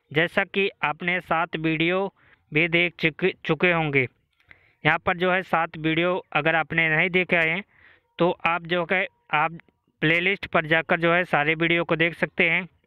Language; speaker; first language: Hindi; native; Hindi